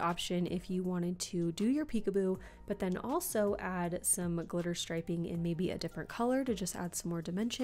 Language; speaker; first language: English; native; English